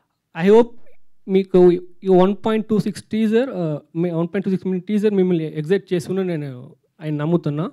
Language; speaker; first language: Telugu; non-native, local second language; Tamil